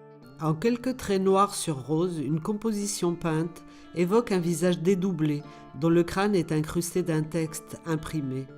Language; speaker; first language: French; native; French